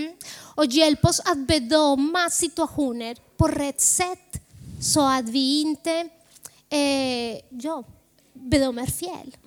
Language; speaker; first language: Swedish; non-native, fluent; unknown